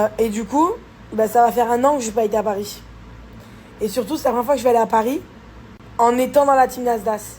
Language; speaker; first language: French; native; French